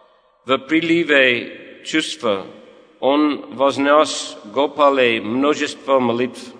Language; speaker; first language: Russian; non-native, learner; English